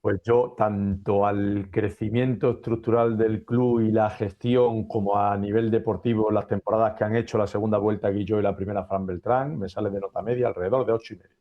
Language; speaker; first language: Spanish; native; Spanish